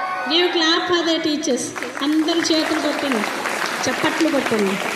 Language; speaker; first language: Telugu; non-native, local second language; Tamil